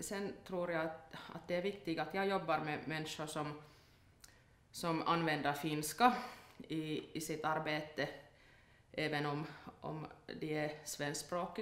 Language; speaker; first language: Swedish; non-native, local second language; Finnish